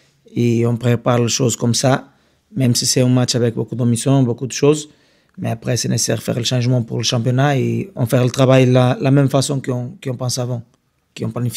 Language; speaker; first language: French; non-native, fluent; Portuguese